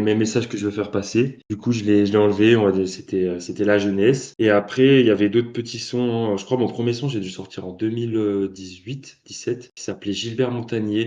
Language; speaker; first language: French; native; French